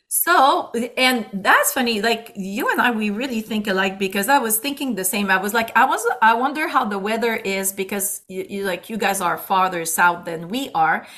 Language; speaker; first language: English; native; English